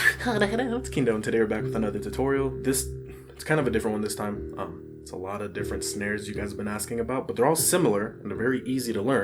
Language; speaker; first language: English; native; English